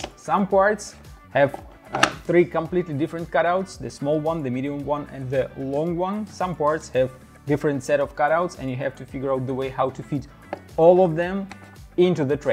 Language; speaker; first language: English; non-native, fluent; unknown